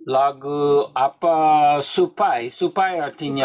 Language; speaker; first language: Indonesian; non-native, learner; English